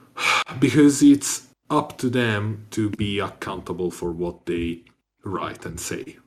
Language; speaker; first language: English; non-native, fluent; Italian